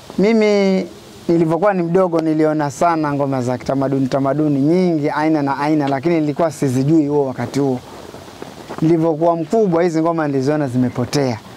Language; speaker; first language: Swahili; non-native, local second language; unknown